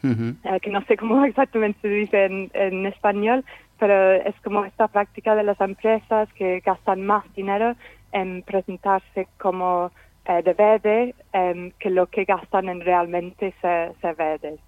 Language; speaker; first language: Spanish; non-native, fluent; English